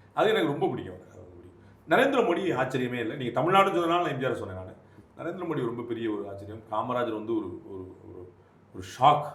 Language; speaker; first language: Tamil; non-native, local second language; Hindi